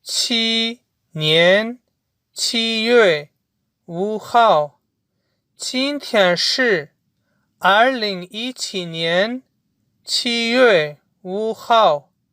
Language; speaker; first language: Chinese; non-native, fluent; Urdu